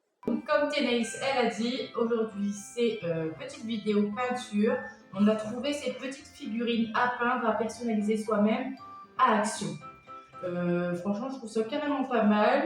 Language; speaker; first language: French; native; French